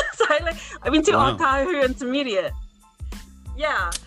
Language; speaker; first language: English; native; English